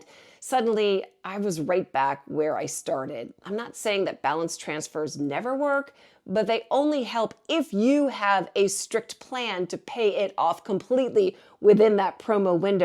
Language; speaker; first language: English; native; English